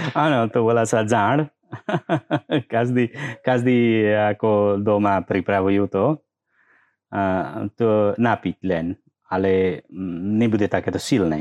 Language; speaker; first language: Slovak; non-native, learner; Nepali